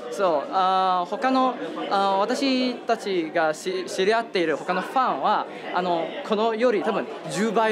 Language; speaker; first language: Japanese; non-native, fluent; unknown